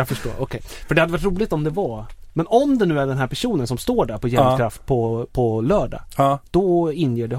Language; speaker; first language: Swedish; native; Swedish